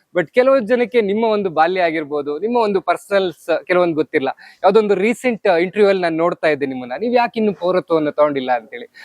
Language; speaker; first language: Kannada; native; Kannada